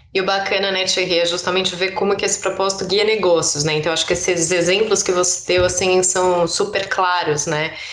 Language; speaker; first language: Portuguese; native; Portuguese